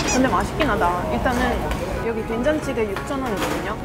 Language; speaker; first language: Korean; non-native, fluent; Italian